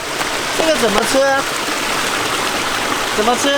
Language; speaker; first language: Chinese; native; Chinese